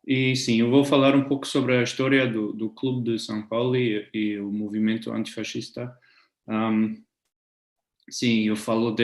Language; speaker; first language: Portuguese; non-native, fluent; German